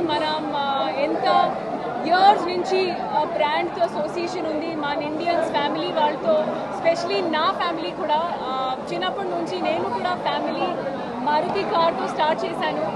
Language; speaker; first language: Telugu; non-native, fluent; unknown